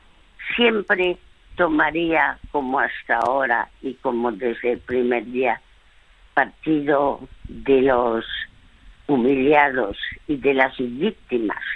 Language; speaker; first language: Spanish; early bilingual, other home language; French